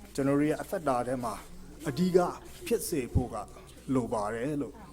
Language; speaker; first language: Burmese; non-native, fluent; English